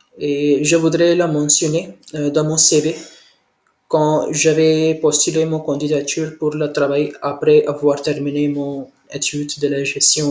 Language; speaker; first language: French; non-native, learner; Hindi